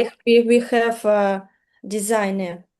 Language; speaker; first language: English; non-native, learner; Russian